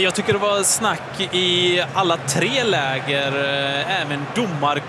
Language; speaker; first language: Swedish; native; Swedish